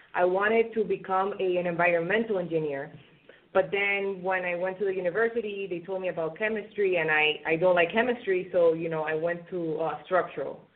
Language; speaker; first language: English; non-native, fluent; Spanish